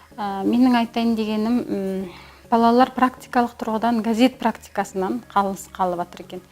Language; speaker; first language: Kazakh; native; Kazakh